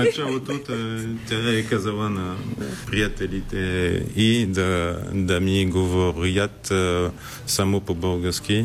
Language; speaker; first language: Bulgarian; non-native, learner; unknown